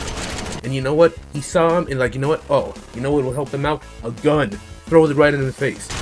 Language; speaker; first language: English; native; English